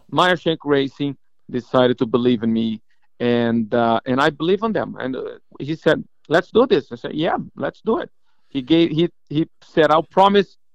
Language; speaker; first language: English; non-native, fluent; Portuguese